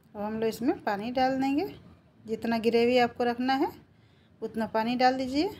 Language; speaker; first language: Hindi; native; Hindi